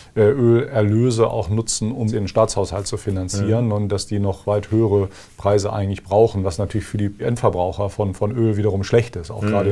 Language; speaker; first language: German; native; German